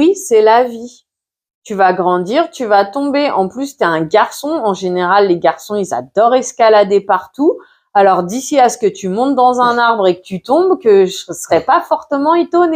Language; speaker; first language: French; native; French